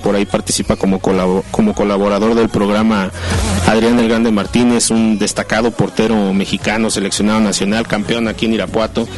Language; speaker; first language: Spanish; native; Spanish